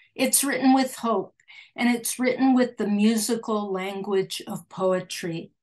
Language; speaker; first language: English; early bilingual, other home language; Spanish